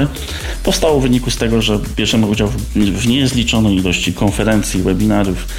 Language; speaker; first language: Polish; native; Polish